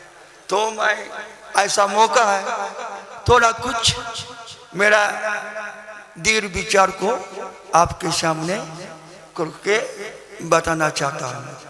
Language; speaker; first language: Hindi; non-native, learner; Japanese